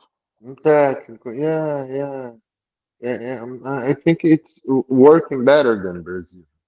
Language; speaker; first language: English; non-native, learner; Portuguese